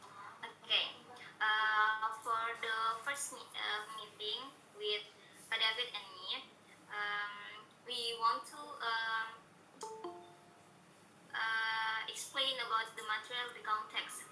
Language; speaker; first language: English; non-native, learner; Indonesian